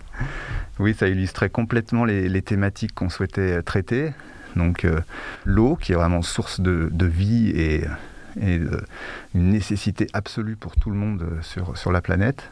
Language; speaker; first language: French; native; French